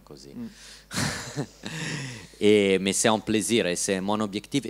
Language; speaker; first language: French; non-native, learner; Italian